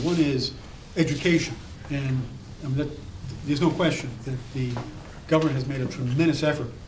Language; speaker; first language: English; native; English